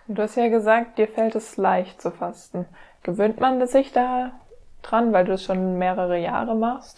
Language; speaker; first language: German; native; German